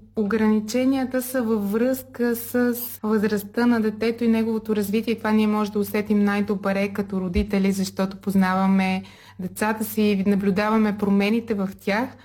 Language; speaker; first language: Bulgarian; native; Bulgarian